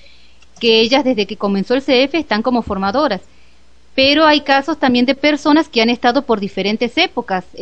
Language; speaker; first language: Spanish; native; Spanish